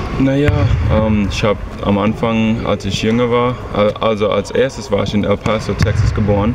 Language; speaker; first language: German; early bilingual, heritage; English